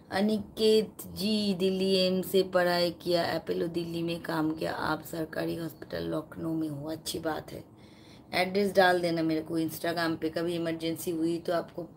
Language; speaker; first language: Hindi; non-native, local second language; Bangla